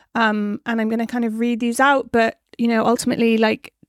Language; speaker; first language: English; native; English